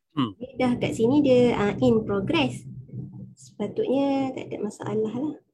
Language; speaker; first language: Malay; native; Malay